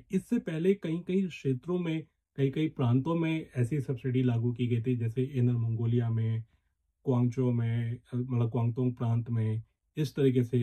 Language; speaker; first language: Hindi; native; Hindi